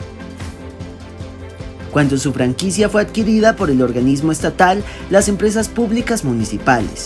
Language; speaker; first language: Spanish; native; Spanish